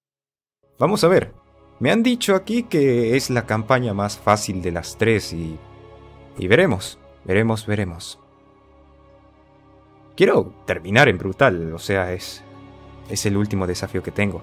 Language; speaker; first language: Spanish; native; Spanish